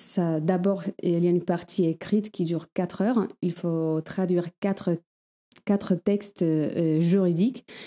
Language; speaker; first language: French; non-native, fluent; Polish